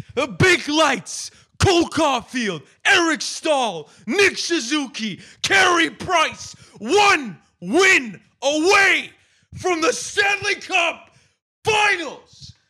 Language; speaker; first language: English; native; English